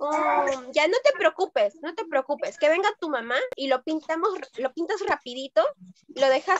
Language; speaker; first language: Spanish; native; Spanish